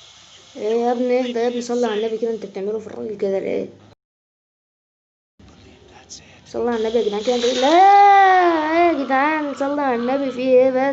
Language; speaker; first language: Arabic; native; Arabic